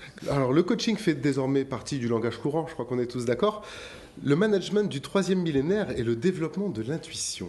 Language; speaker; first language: French; native; French